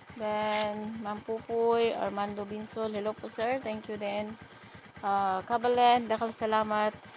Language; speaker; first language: Filipino; native; Filipino